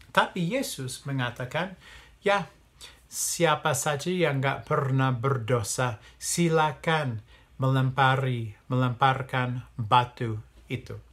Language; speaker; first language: Indonesian; non-native, fluent; English